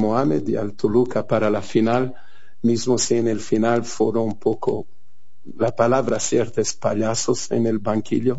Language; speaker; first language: Spanish; non-native, fluent; Portuguese